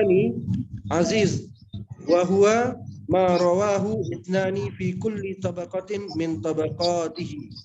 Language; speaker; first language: Arabic; non-native, learner; Indonesian